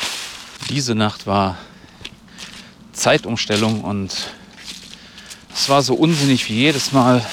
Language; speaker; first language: German; native; German